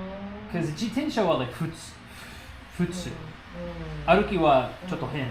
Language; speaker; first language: Japanese; non-native, learner; English